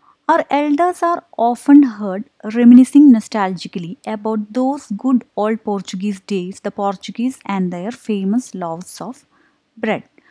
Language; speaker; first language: English; non-native, local second language; Malayalam